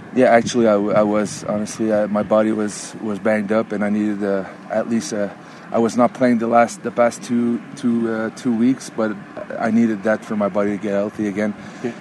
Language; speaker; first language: English; native; English